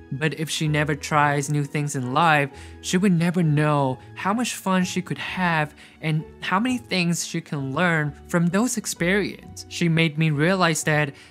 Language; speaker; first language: English; non-native, fluent; Chinese